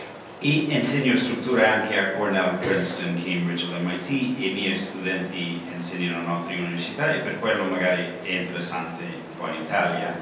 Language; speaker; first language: Italian; non-native, learner; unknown